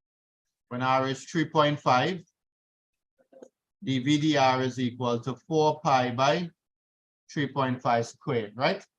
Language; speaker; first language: English; native; English